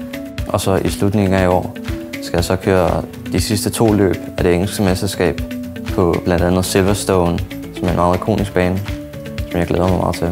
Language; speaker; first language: Danish; native; Danish